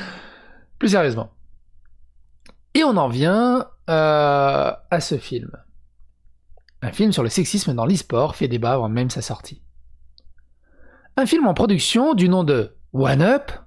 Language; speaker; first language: French; native; French